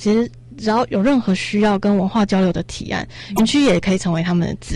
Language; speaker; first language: Chinese; native; Chinese